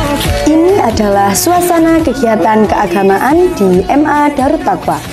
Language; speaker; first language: Indonesian; native; Indonesian